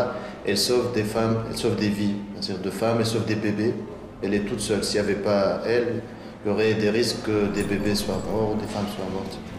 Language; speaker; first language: French; non-native, local second language; Arabic